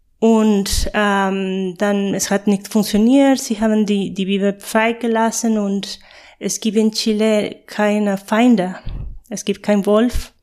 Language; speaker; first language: German; non-native, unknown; Spanish